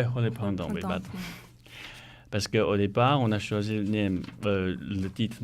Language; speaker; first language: French; non-native, learner; Chinese